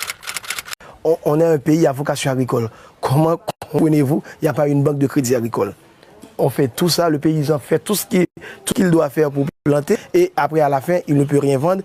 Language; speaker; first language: French; non-native, local second language; Haitian Creole